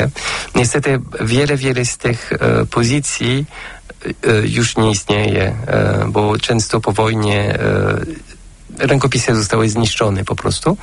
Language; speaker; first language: Polish; non-native, fluent; French